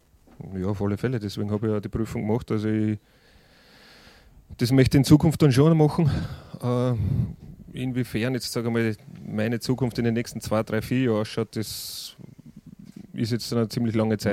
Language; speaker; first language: German; native; German